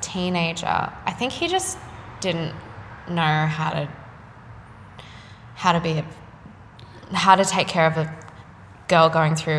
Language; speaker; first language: English; non-native, local second language; Japanese